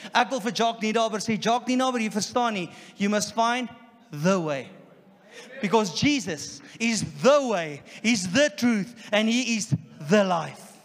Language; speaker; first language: English; non-native, local second language; Afrikaans